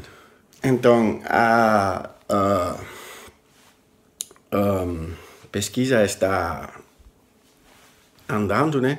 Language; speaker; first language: Portuguese; non-native, fluent; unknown